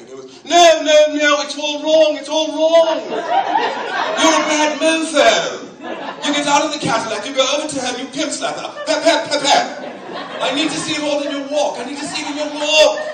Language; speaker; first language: English; native; English